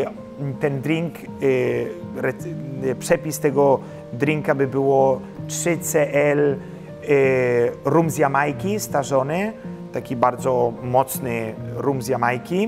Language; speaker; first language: Polish; early bilingual, heritage; Polish